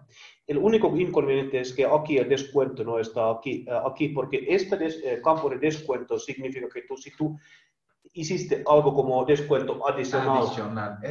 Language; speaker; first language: Spanish; non-native, learner; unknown